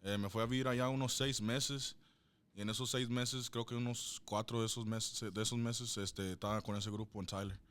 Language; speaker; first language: Spanish; early bilingual, heritage; Spanish